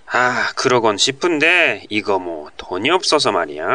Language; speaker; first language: Korean; non-native, learner; Japanese